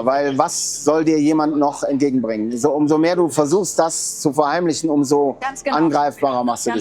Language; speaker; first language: German; native; German